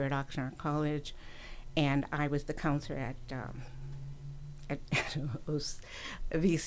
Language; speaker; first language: English; native; English